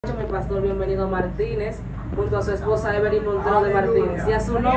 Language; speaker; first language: Spanish; native; Spanish